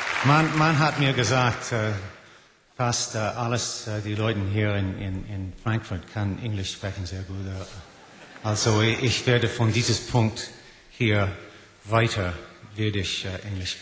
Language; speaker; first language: German; non-native, learner; English